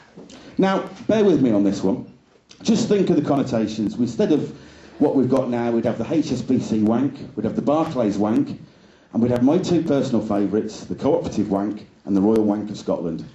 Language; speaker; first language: English; native; English